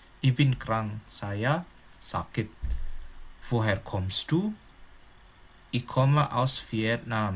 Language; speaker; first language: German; non-native, fluent; Indonesian